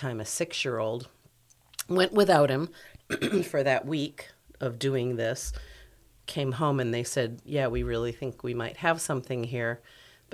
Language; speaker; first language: English; native; English